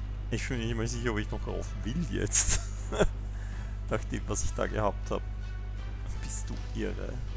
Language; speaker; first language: German; native; German